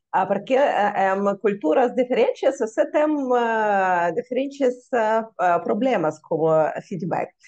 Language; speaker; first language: Portuguese; non-native, learner; Russian